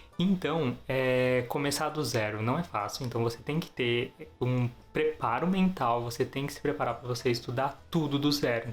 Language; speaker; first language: Portuguese; native; Portuguese